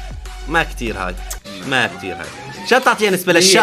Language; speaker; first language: Arabic; native; Arabic